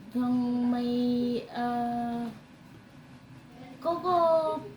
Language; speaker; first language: Cantonese; non-native, learner; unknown